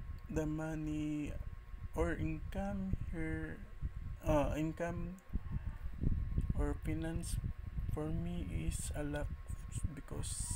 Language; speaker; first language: English; non-native, learner; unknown